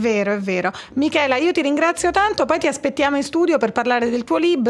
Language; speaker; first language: Italian; native; Italian